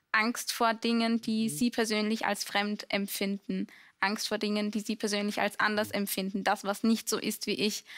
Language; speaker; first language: German; early bilingual, other home language; Arabic